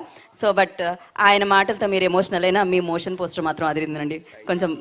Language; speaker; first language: Telugu; native; Telugu